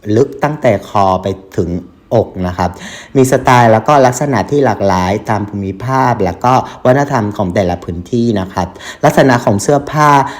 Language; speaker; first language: Thai; non-native, fluent; Vietnamese